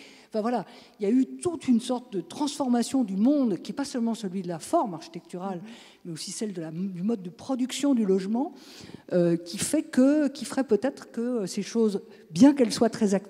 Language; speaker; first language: French; native; French